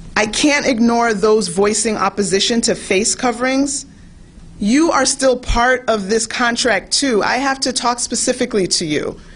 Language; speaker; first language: English; native; English